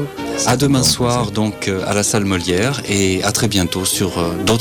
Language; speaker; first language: French; native; French